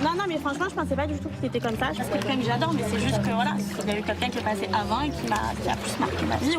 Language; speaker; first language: French; native; French